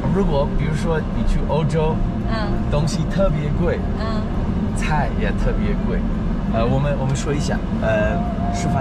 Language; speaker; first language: Chinese; non-native, learner; English